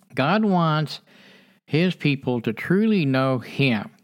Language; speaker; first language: English; native; English